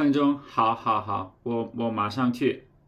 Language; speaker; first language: Chinese; non-native, learner; English